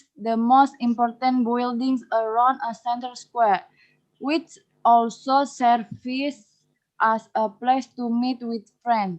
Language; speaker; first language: English; non-native, learner; Indonesian